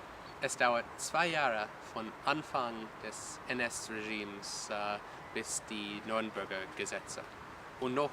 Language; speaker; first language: German; non-native, learner; English